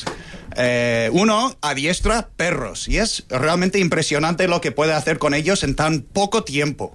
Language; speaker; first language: Spanish; non-native, fluent; English